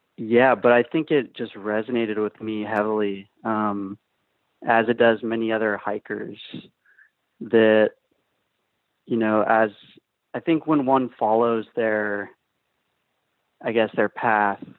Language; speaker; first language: English; native; English